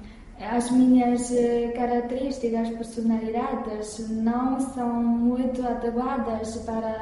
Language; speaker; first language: Portuguese; non-native, fluent; Chinese